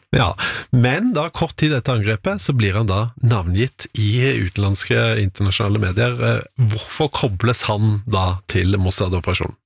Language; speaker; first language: Norwegian; native; Norwegian